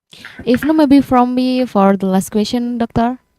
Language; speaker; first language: English; non-native, learner; Indonesian